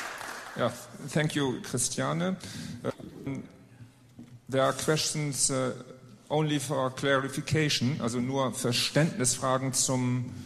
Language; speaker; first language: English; non-native, learner; German